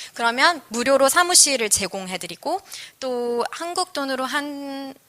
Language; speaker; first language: Korean; native; Korean